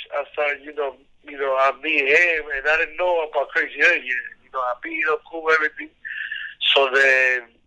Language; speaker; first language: English; early bilingual, other home language; Spanish